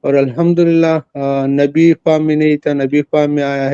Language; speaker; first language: Hindi; non-native, fluent; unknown